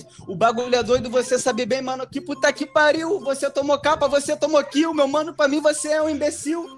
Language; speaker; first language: Portuguese; native; Portuguese